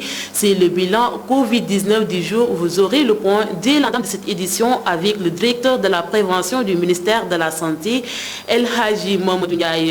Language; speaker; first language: French; non-native, local second language; Wolof